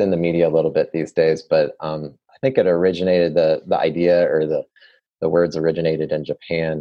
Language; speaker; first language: English; native; English